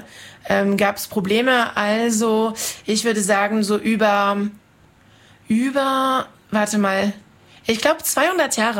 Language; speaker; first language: German; non-native, fluent; French